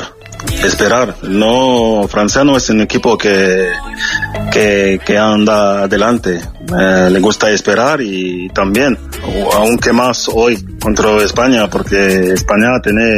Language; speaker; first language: Spanish; non-native, fluent; French